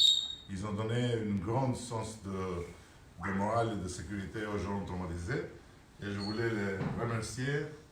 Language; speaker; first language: French; non-native, fluent; Albanian